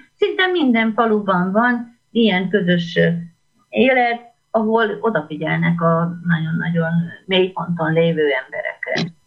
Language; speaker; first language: Hungarian; native; Hungarian